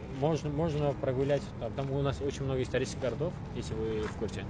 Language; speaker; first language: Russian; non-native, learner; Uzbek